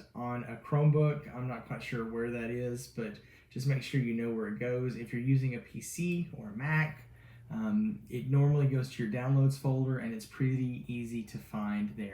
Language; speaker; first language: English; native; English